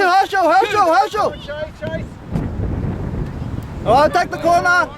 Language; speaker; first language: English; native; English